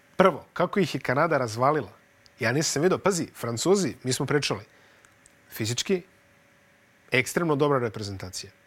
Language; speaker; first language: Bosnian; native; Bosnian